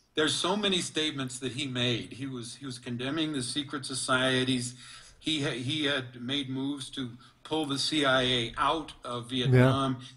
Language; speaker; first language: English; native; English